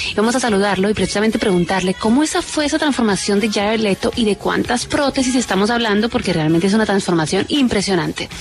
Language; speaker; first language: Spanish; native; Spanish